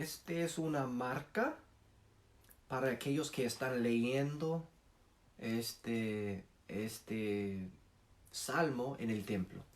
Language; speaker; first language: Spanish; non-native, fluent; English